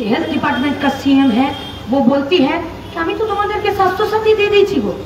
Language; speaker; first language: Hindi; non-native, local second language; Bangla